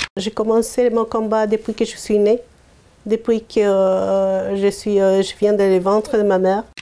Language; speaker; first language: French; non-native, fluent; Spanish